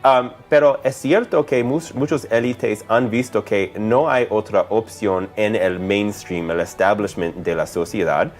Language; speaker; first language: Spanish; non-native, fluent; English